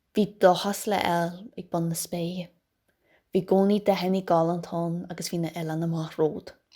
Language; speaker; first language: Irish; native; Irish